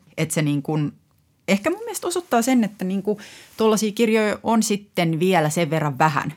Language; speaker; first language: Finnish; native; Finnish